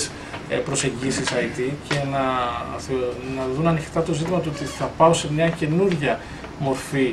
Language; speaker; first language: Greek; native; Greek